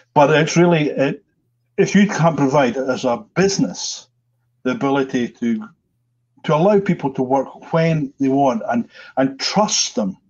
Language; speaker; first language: English; native; English